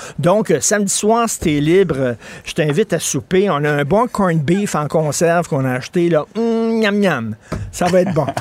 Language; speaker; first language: French; native; French